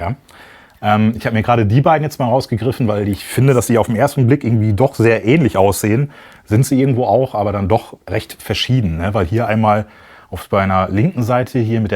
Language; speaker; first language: German; native; German